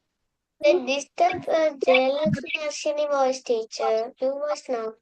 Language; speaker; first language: English; non-native, learner; Tamil